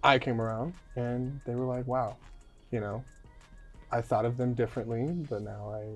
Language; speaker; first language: English; native; English